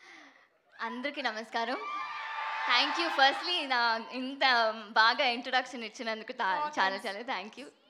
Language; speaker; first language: Telugu; non-native, fluent; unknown